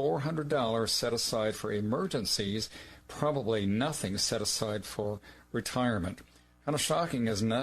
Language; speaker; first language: English; native; English